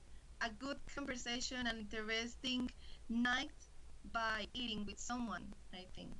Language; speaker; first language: English; non-native, learner; Spanish